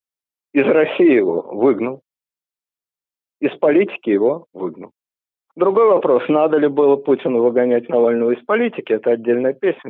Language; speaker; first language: Russian; native; Russian